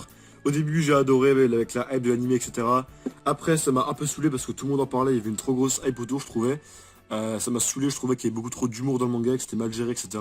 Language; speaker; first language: French; native; French